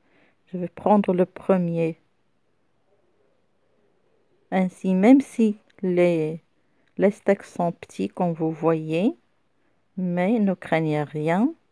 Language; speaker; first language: French; non-native, local second language; Arabic